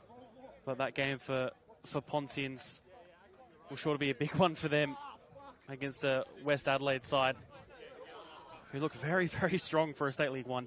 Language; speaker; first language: English; native; English